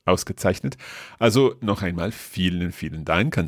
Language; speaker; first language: German; non-native, fluent; English